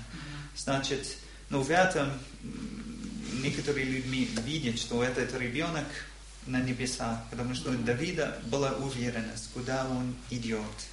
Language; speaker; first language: Russian; non-native, learner; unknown